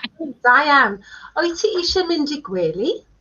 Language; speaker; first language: Welsh; non-native, learner; English